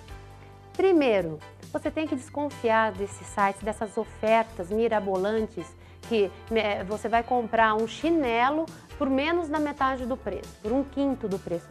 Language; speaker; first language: Portuguese; native; Portuguese